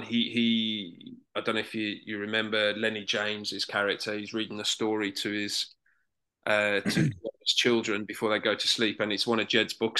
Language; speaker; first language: English; native; English